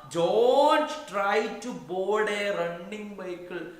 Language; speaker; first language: English; non-native, local second language; Malayalam